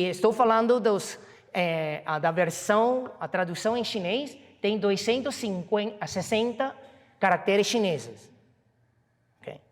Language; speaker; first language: Portuguese; non-native, fluent; Chinese